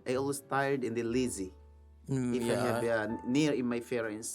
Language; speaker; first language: English; non-native, learner; Filipino